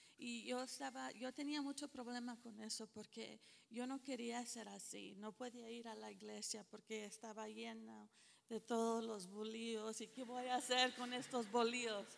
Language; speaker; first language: Spanish; early bilingual, heritage; Spanish